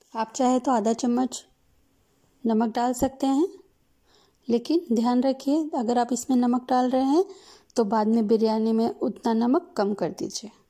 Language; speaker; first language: Hindi; non-native, local second language; Telugu